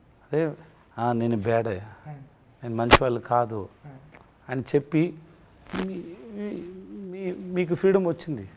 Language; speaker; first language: Telugu; non-native, learner; Tamil